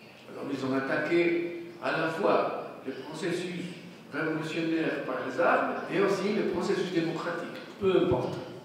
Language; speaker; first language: French; non-native, fluent; Spanish